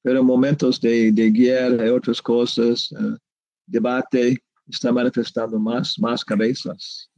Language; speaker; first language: Spanish; non-native, learner; English